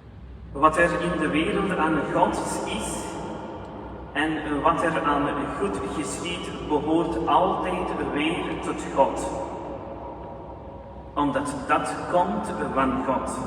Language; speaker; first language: Dutch; non-native, fluent; Urdu